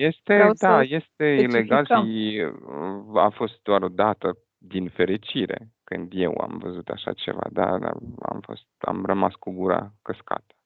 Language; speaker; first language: Romanian; non-native, fluent; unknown